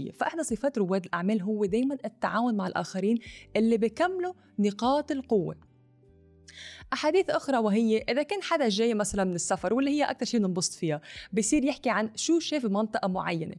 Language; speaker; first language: Arabic; native; Arabic